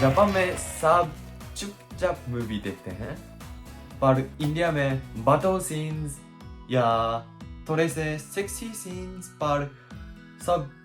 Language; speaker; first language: Hindi; non-native, learner; Japanese